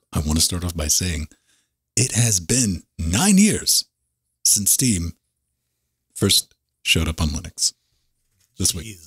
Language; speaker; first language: English; native; English